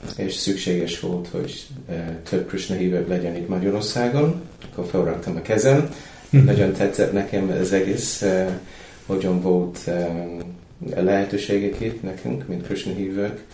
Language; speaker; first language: Hungarian; non-native, fluent; English